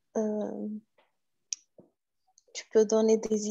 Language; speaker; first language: French; non-native, learner; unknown